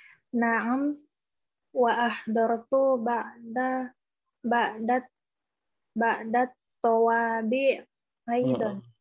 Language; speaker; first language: Arabic; non-native, learner; Indonesian